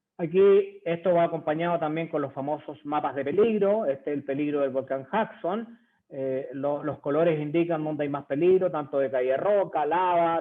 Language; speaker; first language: Spanish; native; Spanish